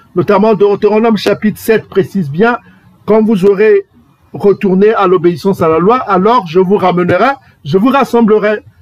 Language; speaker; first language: French; non-native, local second language; Kongo